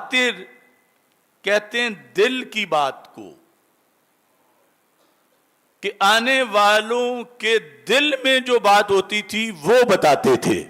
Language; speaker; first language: Urdu; native; Urdu